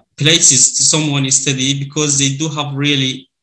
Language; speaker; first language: English; non-native, learner; Arabic